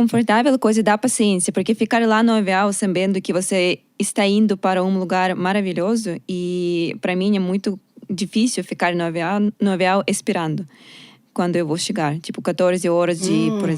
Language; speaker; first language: Portuguese; non-native, learner; Russian